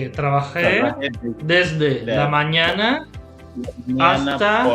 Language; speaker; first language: Spanish; non-native, fluent; English